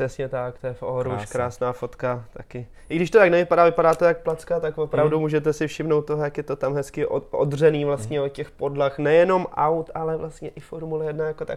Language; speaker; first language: Czech; native; Czech